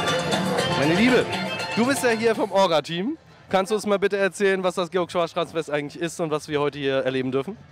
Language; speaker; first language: German; native; German